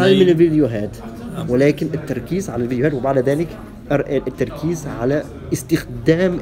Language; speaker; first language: Arabic; non-native, learner; German